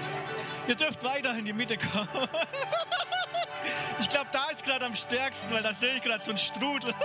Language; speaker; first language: German; native; German